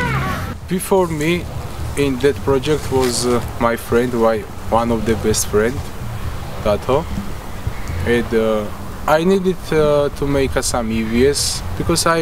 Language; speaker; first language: English; non-native, learner; Georgian